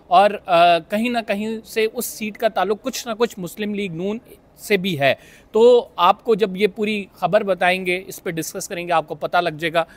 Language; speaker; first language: Urdu; native; Urdu